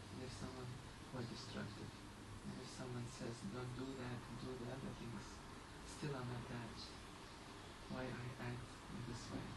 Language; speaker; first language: English; non-native, fluent; Lithuanian